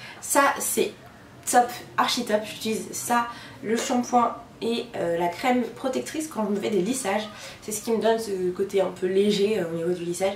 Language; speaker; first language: French; native; French